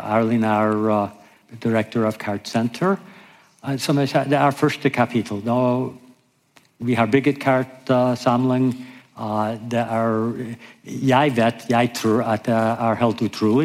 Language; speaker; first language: Norwegian; non-native, fluent; English